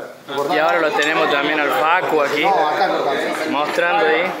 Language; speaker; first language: Spanish; native; Spanish